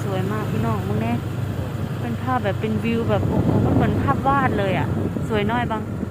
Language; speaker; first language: Thai; non-native, local second language; Northeastern Thai